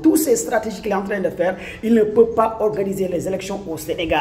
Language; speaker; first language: French; non-native, local second language; Wolof